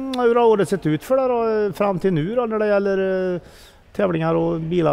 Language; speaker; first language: Swedish; native; Swedish